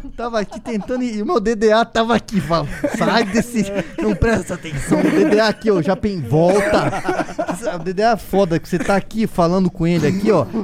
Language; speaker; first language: Portuguese; native; Portuguese